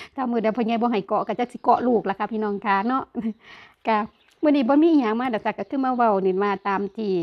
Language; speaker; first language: Thai; native; Thai